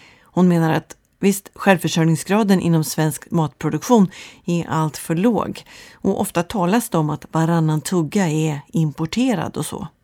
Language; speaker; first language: Swedish; native; Swedish